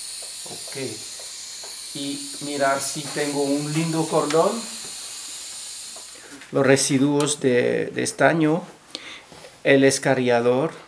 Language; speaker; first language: Spanish; non-native, fluent; French